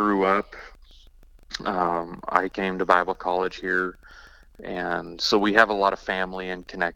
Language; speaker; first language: English; native; English